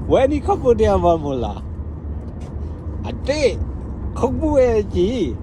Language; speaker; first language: Korean; non-native, learner; Khmer